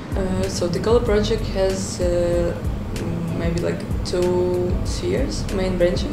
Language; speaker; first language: English; non-native, fluent; Latvian